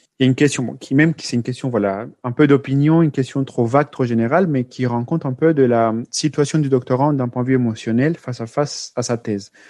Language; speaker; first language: French; non-native, fluent; Spanish